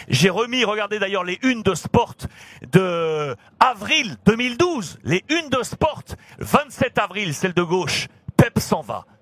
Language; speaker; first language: French; native; French